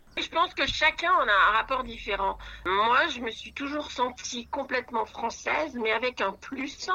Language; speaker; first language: French; early bilingual, other home language; Russian